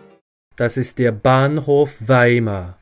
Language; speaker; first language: German; non-native, learner; Japanese